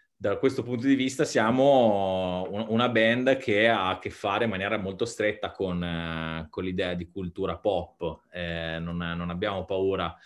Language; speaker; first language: Italian; native; Italian